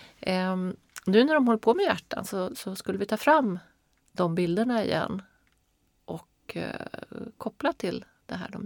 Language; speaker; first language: Swedish; native; Swedish